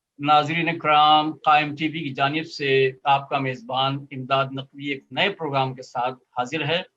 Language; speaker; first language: Urdu; native; Urdu